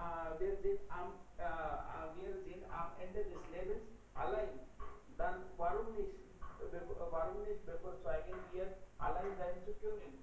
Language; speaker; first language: German; non-native, learner; Hindi